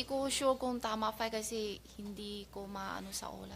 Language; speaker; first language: Filipino; non-native, learner; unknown